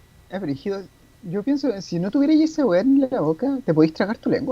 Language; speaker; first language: Spanish; native; Spanish